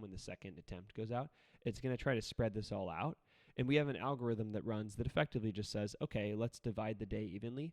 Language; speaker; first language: English; native; English